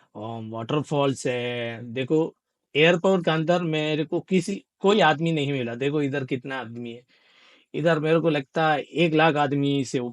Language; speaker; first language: Hindi; non-native, local second language; Malayalam